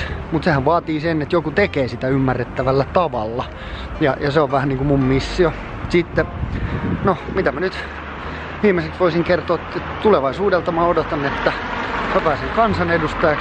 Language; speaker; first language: Finnish; native; Finnish